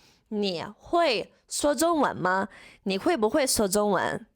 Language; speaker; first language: Chinese; non-native, fluent; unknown